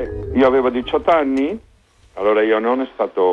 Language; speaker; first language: Italian; non-native, fluent; Spanish